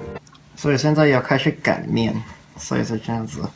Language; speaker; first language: Chinese; non-native, learner; English